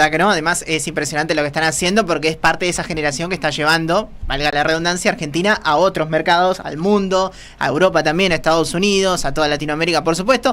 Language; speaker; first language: Spanish; native; Spanish